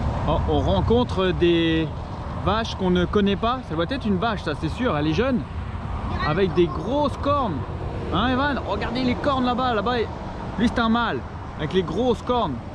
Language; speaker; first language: French; native; French